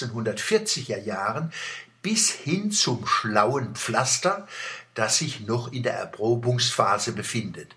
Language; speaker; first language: German; native; German